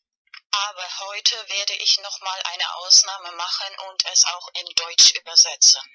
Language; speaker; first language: German; non-native, fluent; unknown